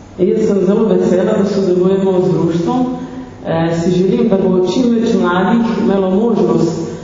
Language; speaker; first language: Slovenian; non-native, local second language; Romany